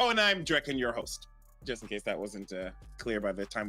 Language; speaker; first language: English; native; English